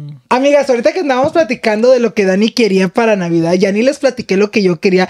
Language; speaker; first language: Spanish; early bilingual, heritage; Spanish